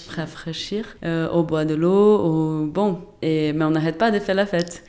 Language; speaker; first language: French; non-native, fluent; Portuguese